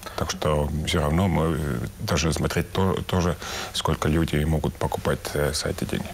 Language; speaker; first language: Russian; non-native, local second language; Estonian